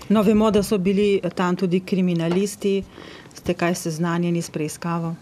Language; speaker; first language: Slovenian; native; Slovenian